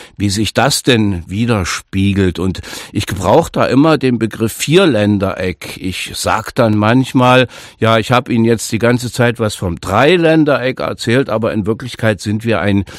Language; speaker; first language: German; native; German